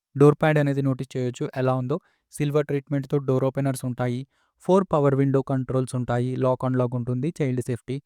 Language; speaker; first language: Telugu; native; Telugu